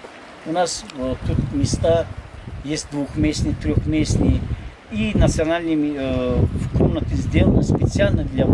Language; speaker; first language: Russian; non-native, local second language; Tajik